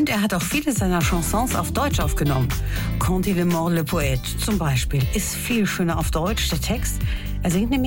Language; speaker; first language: German; native; German